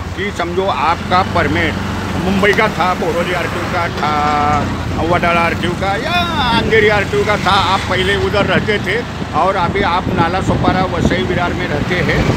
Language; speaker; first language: Hindi; non-native, local second language; Marathi